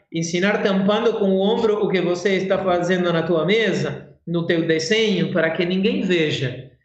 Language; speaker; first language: Portuguese; non-native, fluent; Spanish